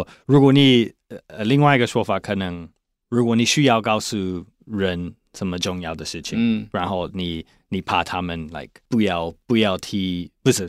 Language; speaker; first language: Chinese; non-native, fluent; English